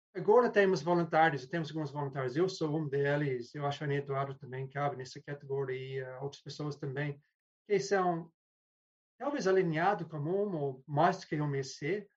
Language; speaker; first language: Portuguese; non-native, fluent; English